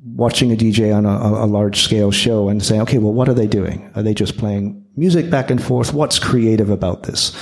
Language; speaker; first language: English; native; English